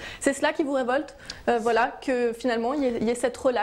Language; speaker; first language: French; native; French